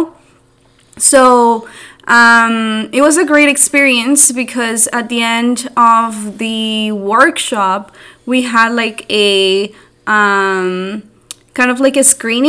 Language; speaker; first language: English; non-native, fluent; Spanish